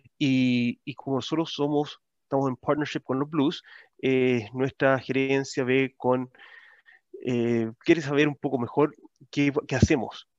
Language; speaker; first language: Spanish; native; Spanish